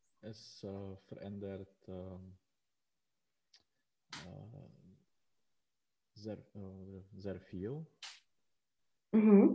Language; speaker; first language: German; non-native, learner; Czech